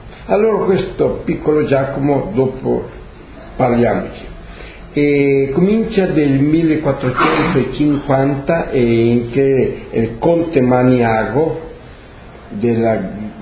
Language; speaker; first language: Italian; early bilingual, heritage; Portuguese